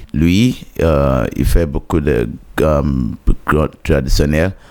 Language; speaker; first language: French; non-native, learner; Yoruba